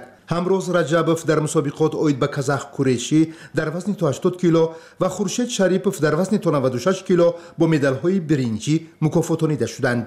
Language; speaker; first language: Persian; native; Persian